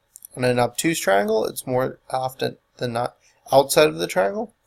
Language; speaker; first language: English; native; English